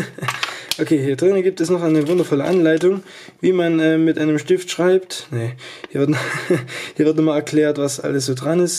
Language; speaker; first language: German; native; German